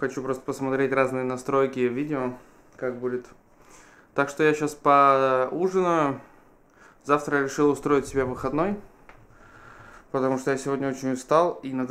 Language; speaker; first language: Russian; native; Russian